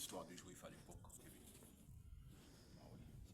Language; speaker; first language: French; non-native, local second language; Arabic